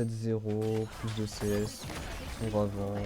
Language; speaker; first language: French; native; French